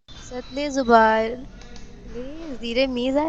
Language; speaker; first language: Persian; non-native, learner; Urdu